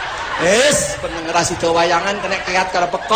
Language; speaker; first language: Indonesian; non-native, local second language; Javanese